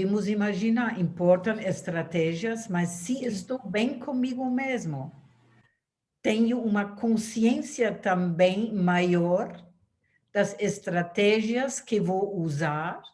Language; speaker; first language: Portuguese; non-native, fluent; German